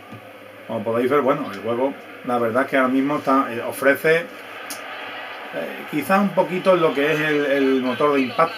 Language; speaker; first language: Spanish; native; Spanish